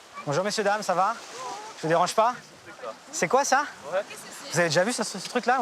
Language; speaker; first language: French; native; French